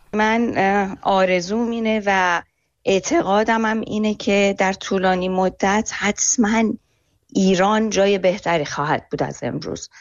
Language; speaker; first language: Persian; native; Persian